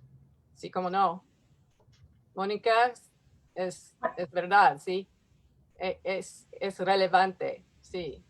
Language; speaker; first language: Spanish; non-native, learner; English